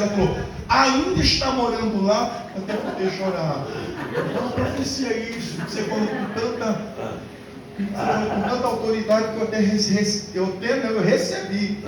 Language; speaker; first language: Portuguese; native; Portuguese